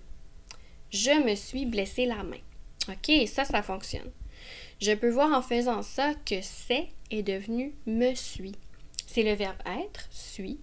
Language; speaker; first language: French; native; French